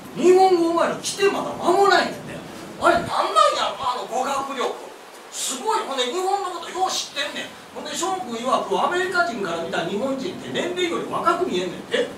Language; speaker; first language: Japanese; native; Japanese